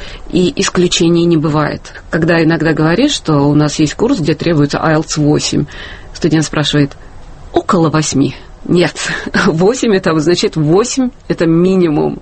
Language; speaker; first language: Russian; native; Russian